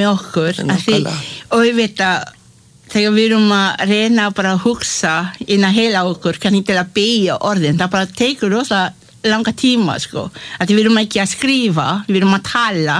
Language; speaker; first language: Icelandic; non-native, fluent; English